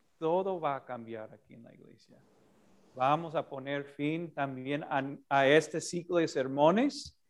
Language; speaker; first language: Spanish; non-native, fluent; English